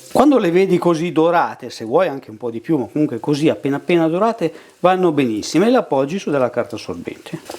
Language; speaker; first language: Italian; native; Italian